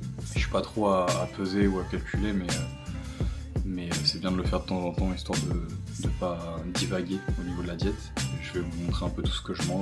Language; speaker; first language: French; native; French